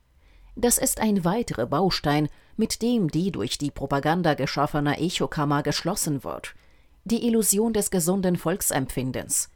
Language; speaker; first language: German; native; German